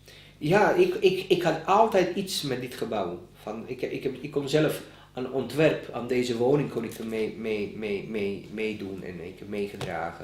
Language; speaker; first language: Dutch; non-native, fluent; Bosnian